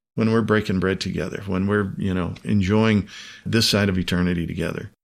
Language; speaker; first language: English; native; English